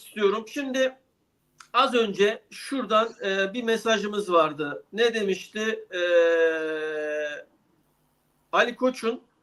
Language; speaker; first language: Turkish; native; Turkish